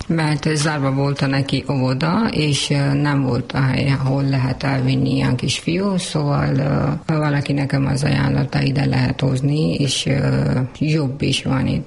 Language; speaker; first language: Hungarian; non-native, learner; Urdu